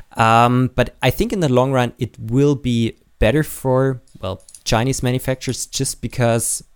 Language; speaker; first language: English; non-native, fluent; German